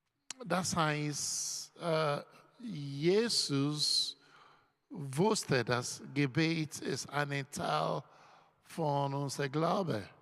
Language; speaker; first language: German; non-native, learner; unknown